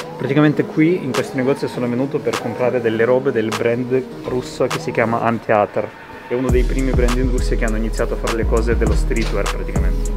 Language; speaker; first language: Italian; early bilingual, other home language; Russian